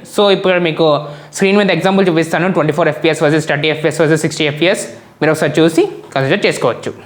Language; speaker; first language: Telugu; non-native, local second language; Urdu